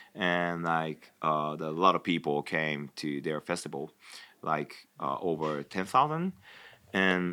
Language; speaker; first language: English; non-native, fluent; Japanese